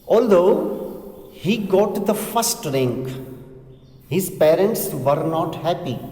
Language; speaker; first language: English; non-native, local second language; Gujarati